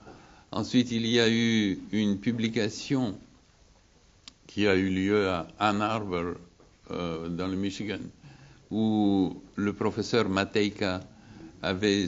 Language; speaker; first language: French; non-native, fluent; Bulgarian